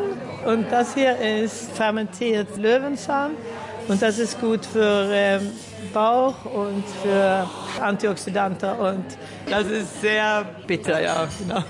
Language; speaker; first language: German; early bilingual, heritage; German